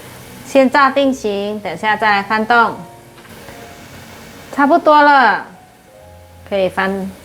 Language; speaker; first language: Chinese; native; Chinese